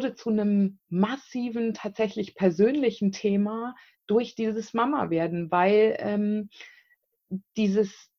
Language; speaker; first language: German; native; German